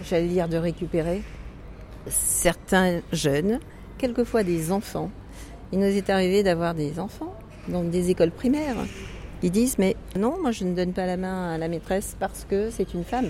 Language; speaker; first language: French; native; French